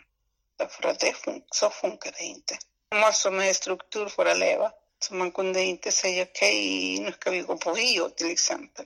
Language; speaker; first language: Swedish; non-native, fluent; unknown